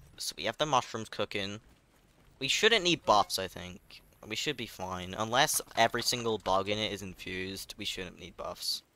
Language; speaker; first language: English; native; English